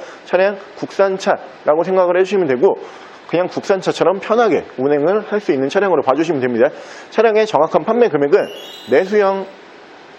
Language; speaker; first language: Korean; native; Korean